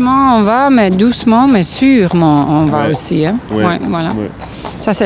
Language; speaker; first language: French; non-native, local second language; Dutch